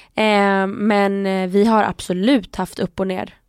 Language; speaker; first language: Swedish; non-native, fluent; Italian